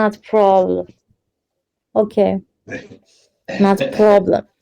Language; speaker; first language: English; non-native, learner; Turkish